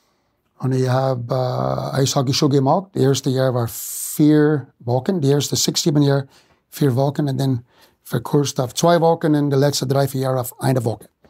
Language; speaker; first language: German; non-native, fluent; English